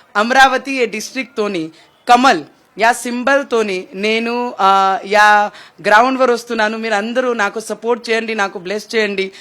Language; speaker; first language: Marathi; non-native, local second language; Punjabi